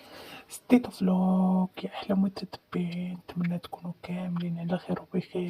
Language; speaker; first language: Arabic; native; Arabic